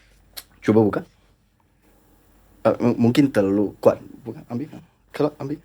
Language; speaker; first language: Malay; non-native, local second language; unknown